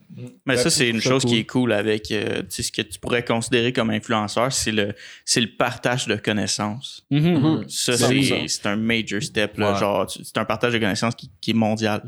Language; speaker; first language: French; native; French